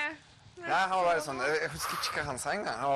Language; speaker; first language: Norwegian; non-native, fluent; Spanish